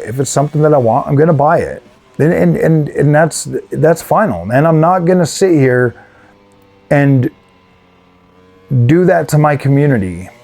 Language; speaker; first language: English; native; English